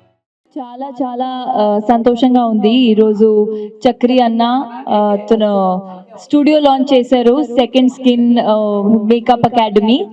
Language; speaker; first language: Telugu; non-native, learner; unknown